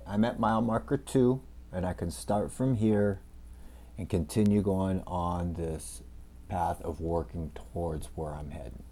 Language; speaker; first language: English; native; English